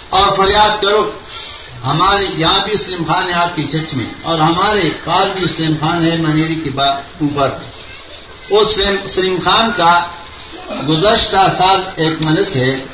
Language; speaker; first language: Urdu; non-native, local second language; Pashto